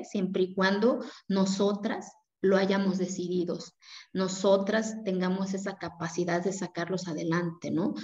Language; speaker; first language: Spanish; non-native, local second language; Zapotec